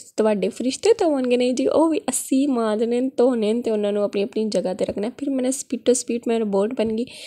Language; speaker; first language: Urdu; non-native, local second language; Punjabi